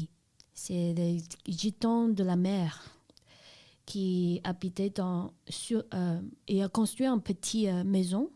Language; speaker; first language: French; non-native, learner; Chinese